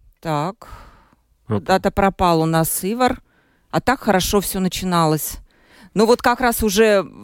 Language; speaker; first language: Russian; native; Russian